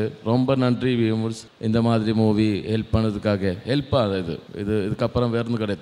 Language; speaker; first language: Tamil; non-native, learner; Malayalam